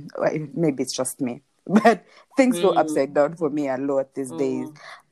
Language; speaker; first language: English; non-native, local second language; Nyankole